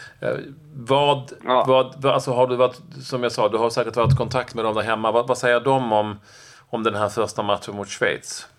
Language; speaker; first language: Swedish; native; Swedish